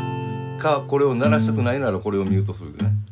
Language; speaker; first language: Japanese; native; Japanese